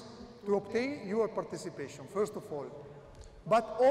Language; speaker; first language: English; non-native, learner; Italian